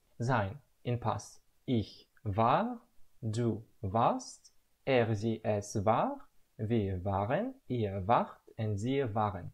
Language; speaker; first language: German; non-native, learner; Russian